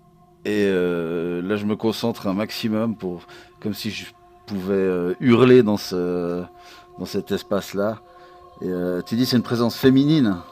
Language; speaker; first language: French; native; French